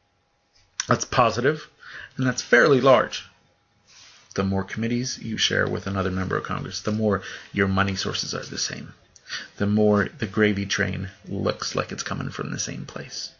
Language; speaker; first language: English; native; English